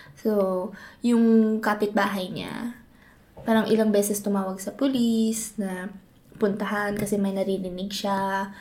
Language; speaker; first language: Filipino; early bilingual, heritage; Filipino